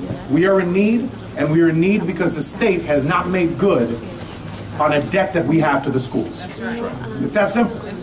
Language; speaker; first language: English; native; English